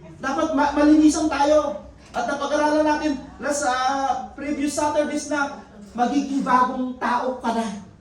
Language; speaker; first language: Filipino; non-native, local second language; Iloko